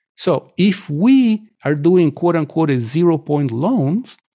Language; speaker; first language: English; non-native, fluent; Spanish